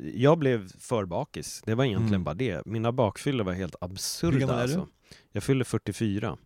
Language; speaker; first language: Swedish; native; Swedish